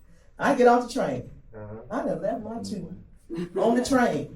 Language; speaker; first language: English; native; English